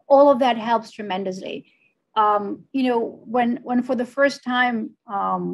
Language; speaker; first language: English; non-native, fluent; Arabic